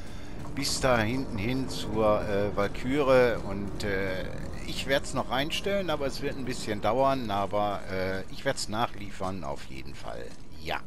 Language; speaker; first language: German; native; German